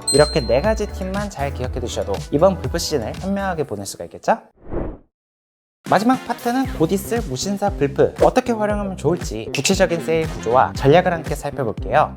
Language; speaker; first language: Korean; native; Korean